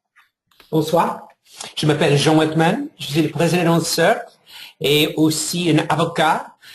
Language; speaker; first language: French; non-native, fluent; English